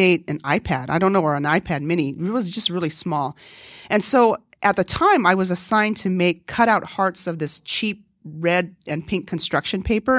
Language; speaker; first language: English; non-native, fluent; Korean